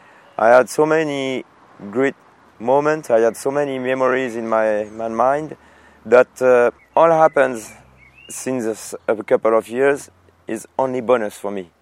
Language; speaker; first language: English; non-native, fluent; French